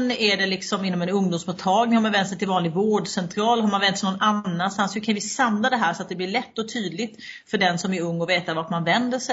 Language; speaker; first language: Swedish; native; Swedish